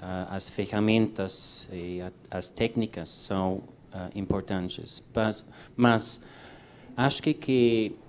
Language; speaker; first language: Portuguese; non-native, learner; English